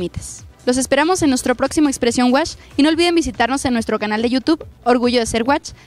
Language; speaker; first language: Spanish; native; Spanish